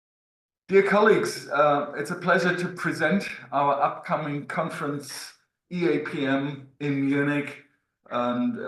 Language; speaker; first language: English; non-native, fluent; German